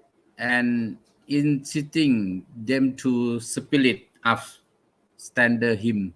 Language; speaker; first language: English; non-native, learner; Thai